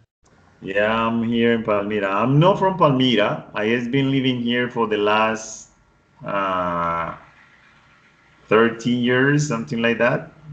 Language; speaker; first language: English; non-native, fluent; Spanish